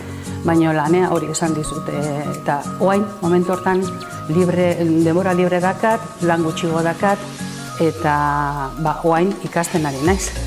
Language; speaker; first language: Basque; non-native, local second language; Spanish